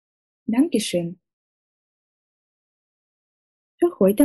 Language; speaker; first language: German; non-native, fluent; Russian